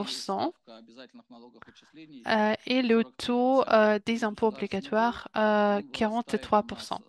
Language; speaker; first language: French; non-native, fluent; Russian